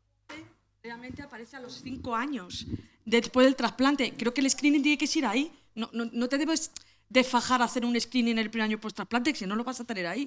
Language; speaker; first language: Spanish; native; Spanish